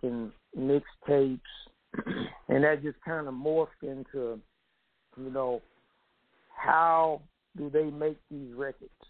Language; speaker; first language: English; native; English